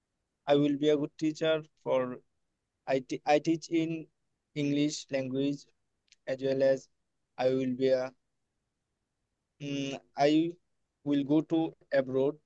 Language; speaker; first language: English; non-native, learner; Bangla